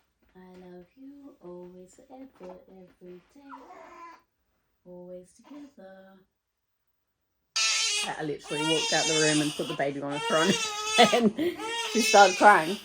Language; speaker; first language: English; native; English